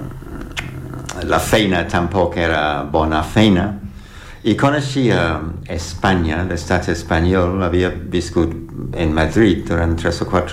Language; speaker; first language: Catalan; non-native, fluent; English